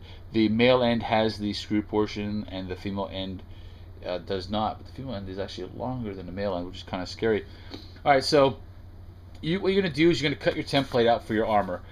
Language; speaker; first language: English; native; English